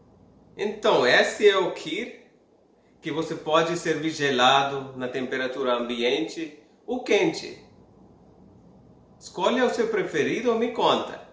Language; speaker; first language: Portuguese; non-native, fluent; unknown